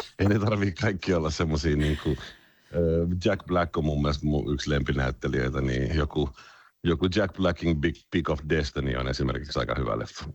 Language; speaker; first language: Finnish; native; Finnish